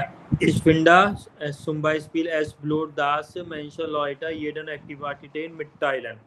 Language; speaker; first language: German; non-native, fluent; Hindi